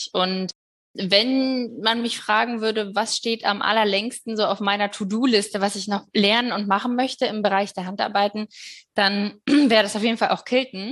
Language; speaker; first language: German; native; German